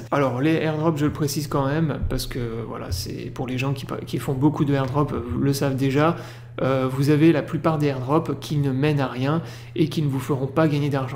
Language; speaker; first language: French; native; French